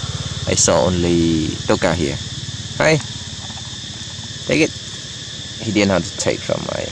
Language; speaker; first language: English; non-native, learner; Khmer